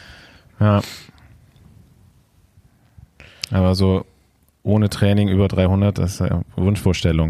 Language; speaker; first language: German; native; German